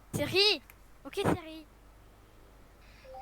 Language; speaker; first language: French; native; French